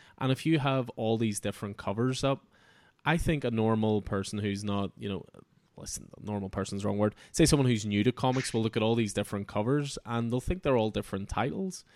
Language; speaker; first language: English; native; English